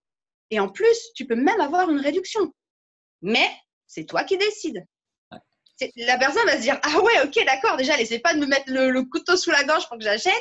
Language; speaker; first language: French; native; French